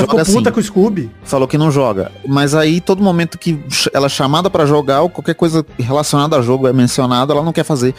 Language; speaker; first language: Portuguese; native; Portuguese